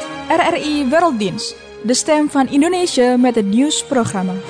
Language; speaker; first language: Dutch; non-native, fluent; Indonesian